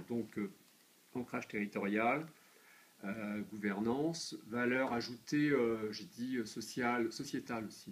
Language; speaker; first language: French; native; French